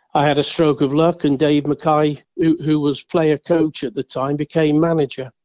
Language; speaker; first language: English; native; English